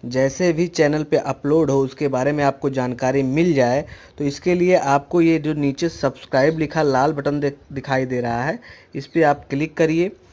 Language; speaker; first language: Hindi; native; Hindi